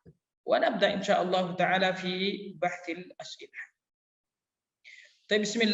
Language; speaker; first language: Arabic; non-native, fluent; Indonesian